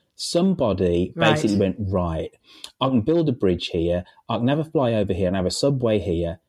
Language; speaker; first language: English; native; English